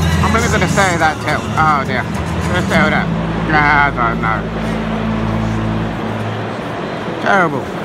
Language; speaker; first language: English; native; English